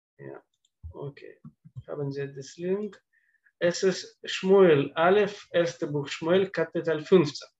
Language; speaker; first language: German; non-native, fluent; Russian